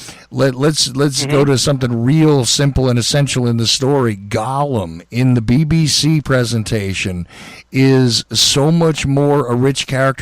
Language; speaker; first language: English; native; English